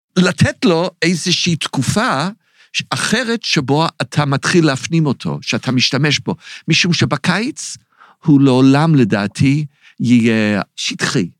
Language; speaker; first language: Hebrew; non-native, fluent; English